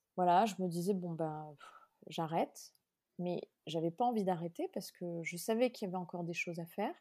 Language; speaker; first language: French; native; French